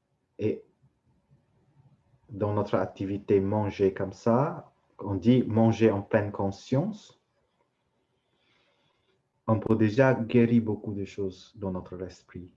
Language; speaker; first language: French; non-native, fluent; Vietnamese